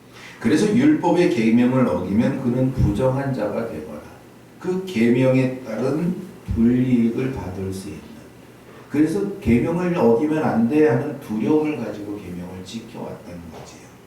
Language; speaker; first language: Korean; native; Korean